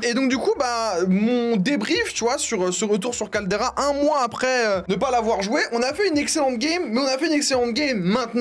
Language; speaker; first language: French; native; French